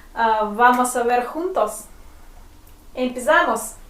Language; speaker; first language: Spanish; non-native, fluent; Russian